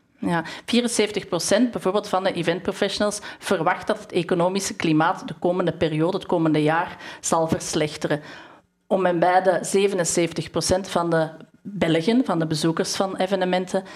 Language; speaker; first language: Dutch; native; Dutch